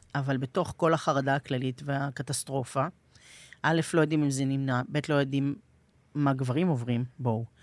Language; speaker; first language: Hebrew; native; Hebrew